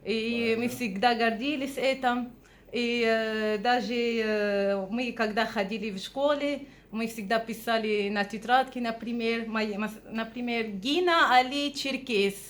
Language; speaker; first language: Russian; non-native, fluent; Arabic